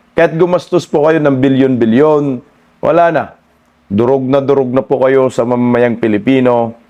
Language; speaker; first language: Filipino; non-native, local second language; Cebuano